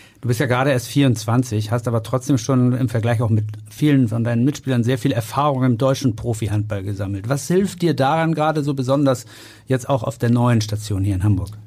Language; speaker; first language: German; native; German